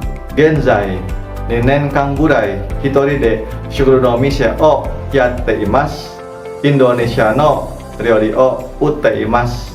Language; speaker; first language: Japanese; non-native, learner; Indonesian